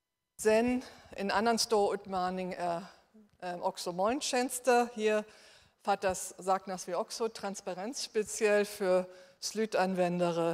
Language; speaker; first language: Swedish; non-native, fluent; German